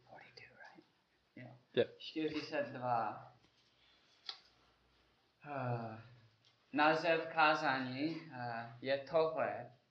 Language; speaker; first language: Czech; non-native, learner; English